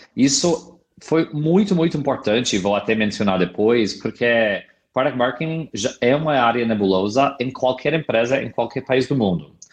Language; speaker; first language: Portuguese; non-native, fluent; English